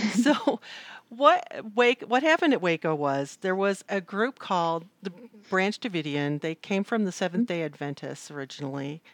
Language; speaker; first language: English; native; English